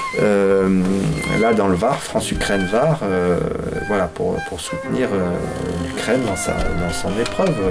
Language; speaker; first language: French; native; French